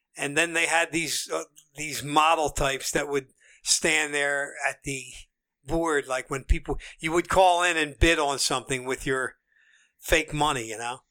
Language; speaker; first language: English; native; English